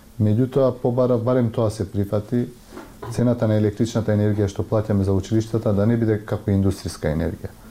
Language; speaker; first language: Macedonian; non-native, local second language; Albanian